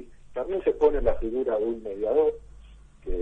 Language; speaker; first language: Spanish; native; Spanish